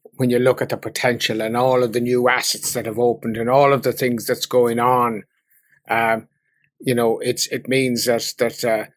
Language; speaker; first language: English; native; English